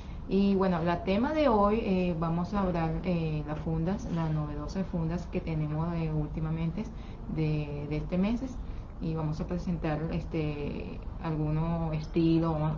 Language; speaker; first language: Spanish; non-native, fluent; Chinese